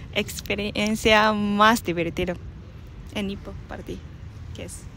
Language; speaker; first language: Spanish; non-native, learner; Japanese